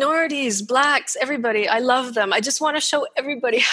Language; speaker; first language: English; native; English